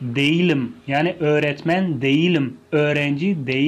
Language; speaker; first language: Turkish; non-native, fluent; Tajik